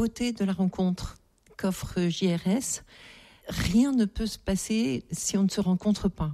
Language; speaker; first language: French; native; French